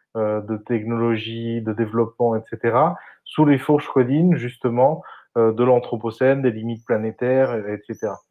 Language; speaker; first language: French; non-native, fluent; Spanish